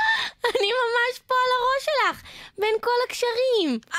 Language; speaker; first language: Hebrew; native; Hebrew